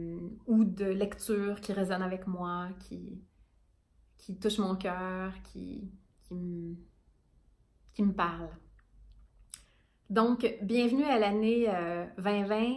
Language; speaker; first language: French; native; French